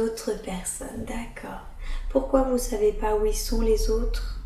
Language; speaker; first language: French; native; French